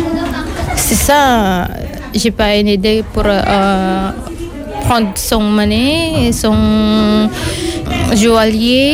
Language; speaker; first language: French; non-native, learner; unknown